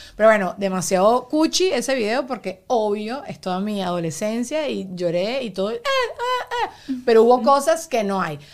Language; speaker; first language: Spanish; native; Spanish